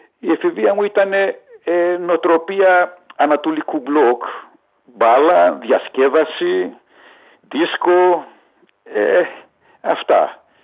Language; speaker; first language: Greek; early bilingual, heritage; Greek